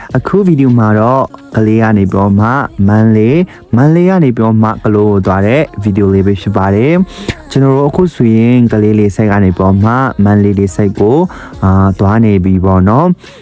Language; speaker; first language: Burmese; non-native, local second language; Hakha Chin